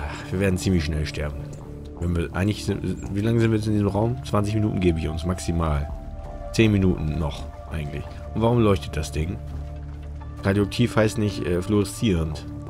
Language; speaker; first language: German; native; German